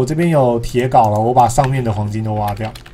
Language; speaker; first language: Chinese; native; Chinese